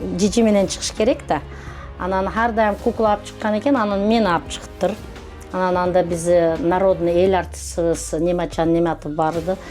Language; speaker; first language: Kyrgyz; non-native, local second language; Uzbek